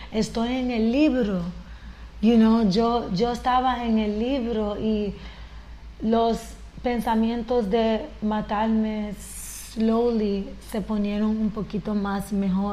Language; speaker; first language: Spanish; early bilingual, heritage; Spanish